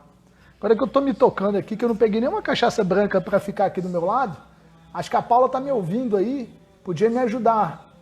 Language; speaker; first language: Portuguese; native; Portuguese